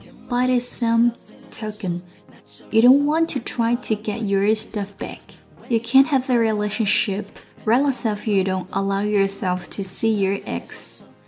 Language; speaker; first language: English; non-native, fluent; Chinese